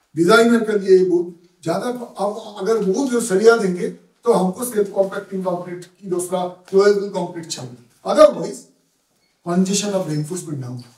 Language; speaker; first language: Hindi; non-native, local second language; Bangla